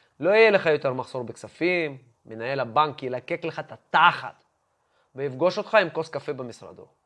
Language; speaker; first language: Hebrew; non-native, fluent; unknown